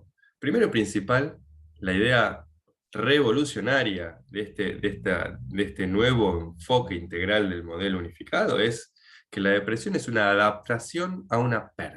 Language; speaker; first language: Spanish; native; Spanish